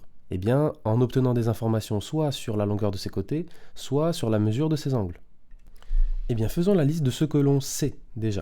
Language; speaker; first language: French; native; French